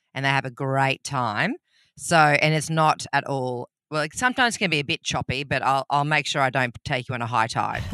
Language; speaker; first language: English; native; English